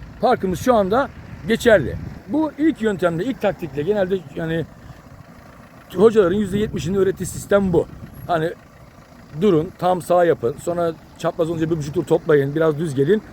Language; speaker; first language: Turkish; native; Turkish